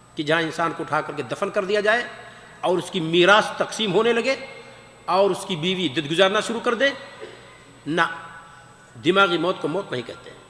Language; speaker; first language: Urdu; native; Urdu